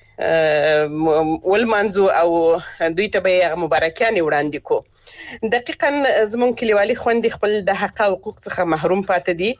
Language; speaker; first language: Pashto; native; Pashto